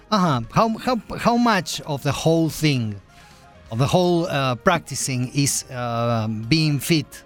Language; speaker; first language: English; non-native, fluent; Spanish